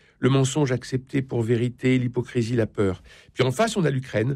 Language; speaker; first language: French; native; French